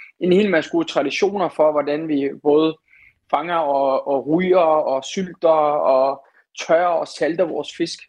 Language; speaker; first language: Danish; early bilingual, other home language; Turkish